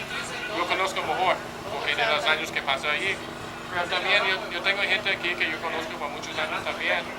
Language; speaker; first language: Spanish; non-native, fluent; English